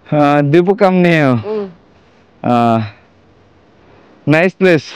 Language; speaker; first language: Hindi; non-native, learner; Bangla